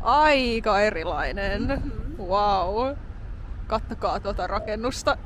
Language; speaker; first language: Finnish; native; Finnish